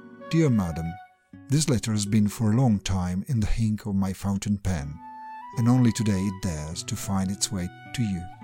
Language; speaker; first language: English; non-native, fluent; Italian